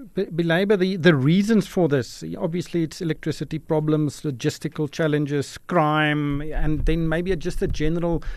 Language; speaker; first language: English; non-native, local second language; Afrikaans